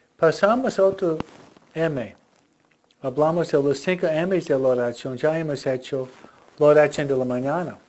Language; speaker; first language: Spanish; non-native, fluent; English